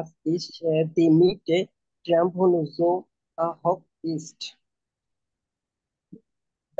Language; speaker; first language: German; non-native, learner; Bangla